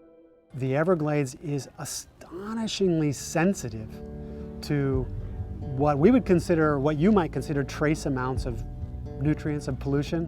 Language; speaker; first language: English; native; English